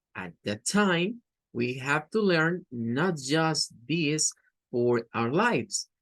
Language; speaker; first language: English; non-native, learner; Spanish